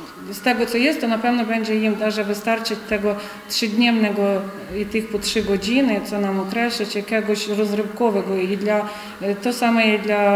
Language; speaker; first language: Polish; non-native, fluent; Ukrainian